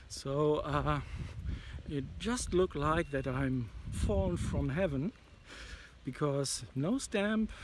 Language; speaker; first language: English; non-native, fluent; German